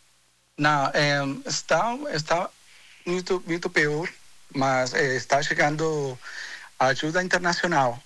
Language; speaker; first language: Portuguese; non-native, fluent; Spanish